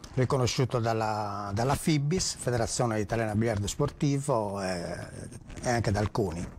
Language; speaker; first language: Italian; native; Italian